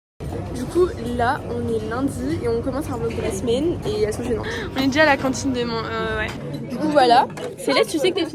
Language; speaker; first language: French; native; French